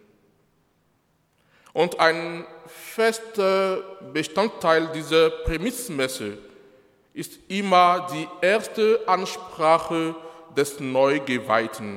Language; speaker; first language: German; non-native, fluent; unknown